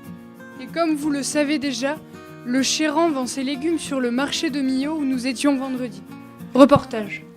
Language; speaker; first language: French; native; French